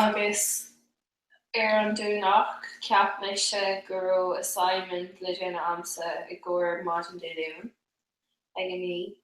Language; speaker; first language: Irish; non-native, local second language; English